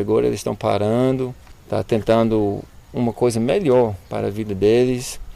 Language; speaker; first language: Portuguese; non-native, learner; English